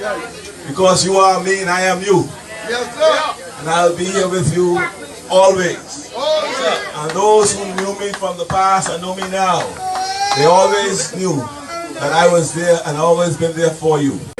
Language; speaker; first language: English; early bilingual, heritage; English